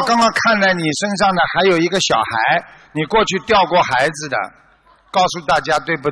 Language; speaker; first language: Chinese; native; Chinese